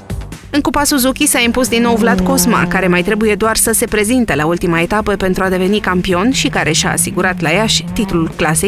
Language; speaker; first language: Romanian; native; Romanian